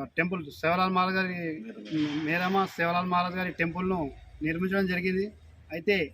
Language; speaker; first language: Telugu; non-native, local second language; Lambadi